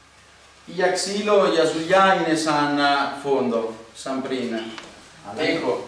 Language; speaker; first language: Greek; non-native, learner; Italian